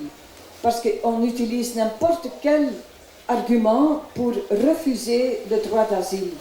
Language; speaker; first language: French; non-native, local second language; Dutch